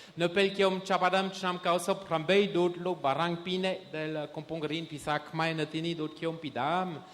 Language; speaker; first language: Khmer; non-native, fluent; French